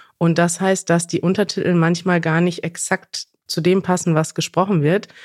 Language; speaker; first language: German; native; German